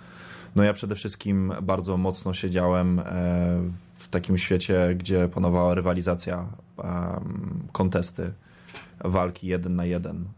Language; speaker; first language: Polish; early bilingual, other home language; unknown